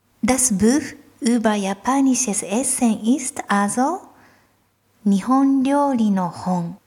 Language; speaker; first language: German; non-native, fluent; Japanese